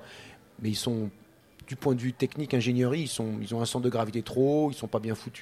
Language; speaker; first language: French; native; French